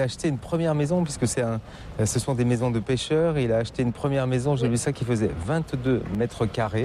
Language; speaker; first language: French; native; French